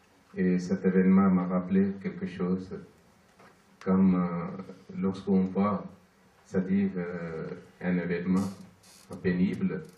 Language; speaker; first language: French; non-native, fluent; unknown